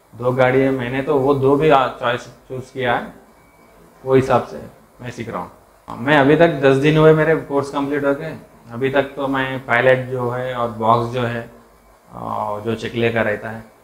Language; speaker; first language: Hindi; non-native, local second language; Telugu